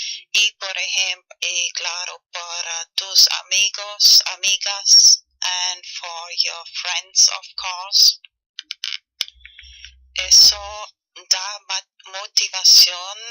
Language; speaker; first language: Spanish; non-native, learner; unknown